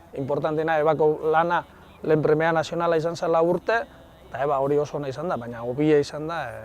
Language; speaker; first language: Basque; native; Basque